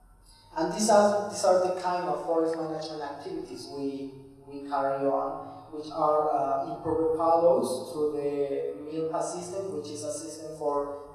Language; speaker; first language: English; non-native, fluent; Spanish